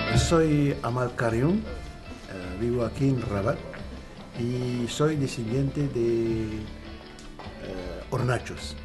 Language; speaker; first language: Spanish; non-native, fluent; Arabic